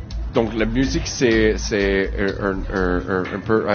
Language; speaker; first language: French; non-native, learner; English